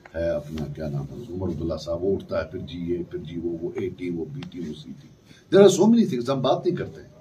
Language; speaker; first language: Urdu; non-native, local second language; Kashmiri